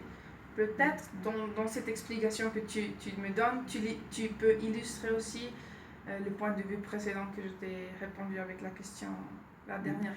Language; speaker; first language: French; non-native, fluent; Spanish